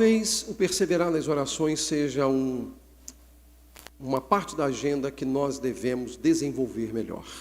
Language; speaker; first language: Portuguese; native; Portuguese